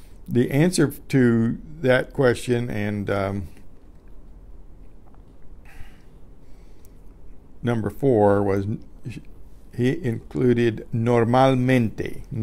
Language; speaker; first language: English; native; English